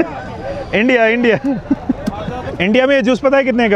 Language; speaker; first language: Hindi; native; Hindi